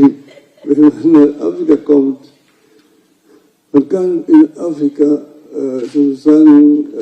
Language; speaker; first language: German; non-native, fluent; Luo (Kenya and Tanzania)